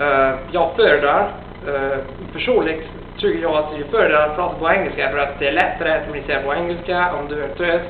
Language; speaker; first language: Swedish; non-native, fluent; Italian